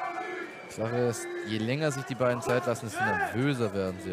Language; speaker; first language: German; native; German